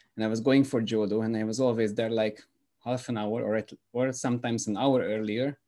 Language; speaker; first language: English; non-native, fluent; Hungarian